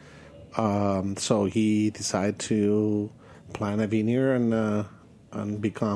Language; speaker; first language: English; non-native, fluent; Spanish